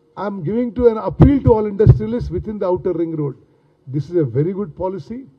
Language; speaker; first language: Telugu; native; Telugu